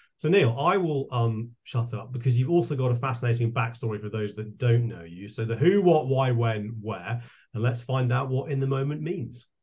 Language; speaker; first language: English; native; English